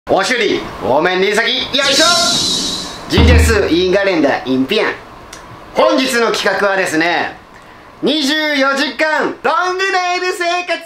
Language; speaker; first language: Japanese; native; Japanese